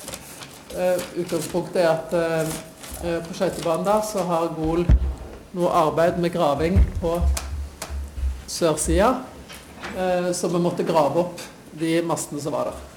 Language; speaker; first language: Norwegian; native; Norwegian